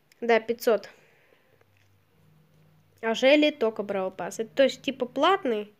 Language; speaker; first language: Russian; native; Russian